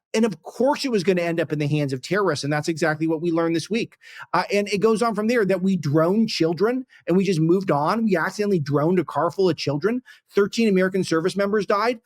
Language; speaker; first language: English; native; English